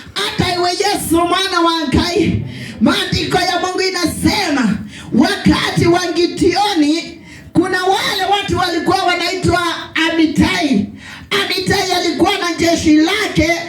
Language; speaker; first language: Swahili; non-native, local second language; Kamba